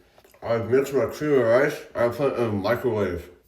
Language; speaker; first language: English; native; English